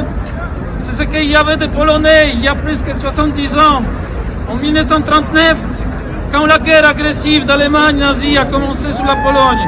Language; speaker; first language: French; non-native, fluent; Polish